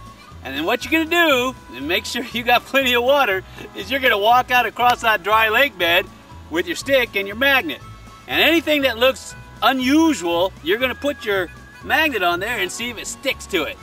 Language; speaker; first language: English; native; English